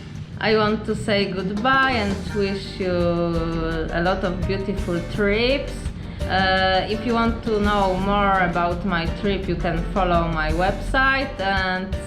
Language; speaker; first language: English; non-native, fluent; Polish